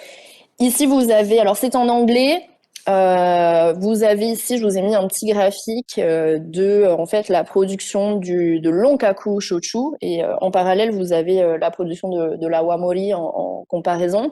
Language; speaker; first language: French; native; French